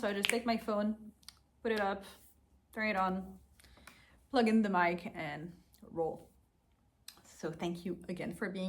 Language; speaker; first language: English; non-native, fluent; French